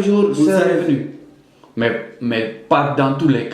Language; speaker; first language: French; non-native, fluent; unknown